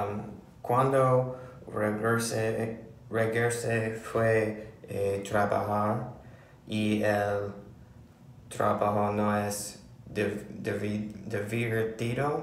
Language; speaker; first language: Spanish; non-native, learner; English